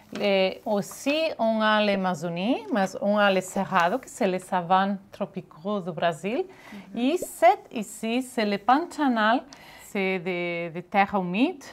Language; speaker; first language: French; non-native, fluent; Catalan